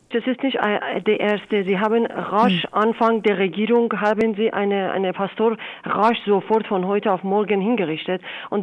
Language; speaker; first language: German; non-native, fluent; Persian